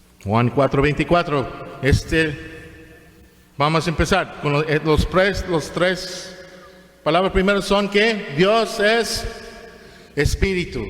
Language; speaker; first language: Spanish; non-native, fluent; English